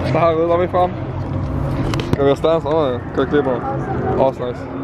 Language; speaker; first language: Swedish; native; Swedish